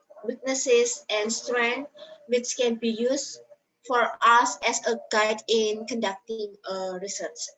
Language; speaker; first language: English; non-native, learner; Indonesian